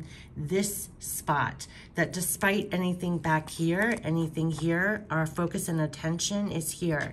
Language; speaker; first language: English; native; English